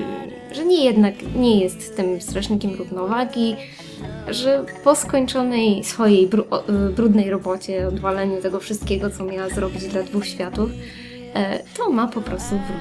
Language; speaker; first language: Polish; native; Polish